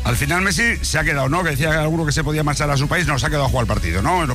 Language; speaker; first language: Spanish; native; Spanish